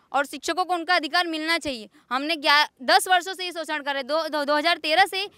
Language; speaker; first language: Hindi; non-native, local second language; Gujarati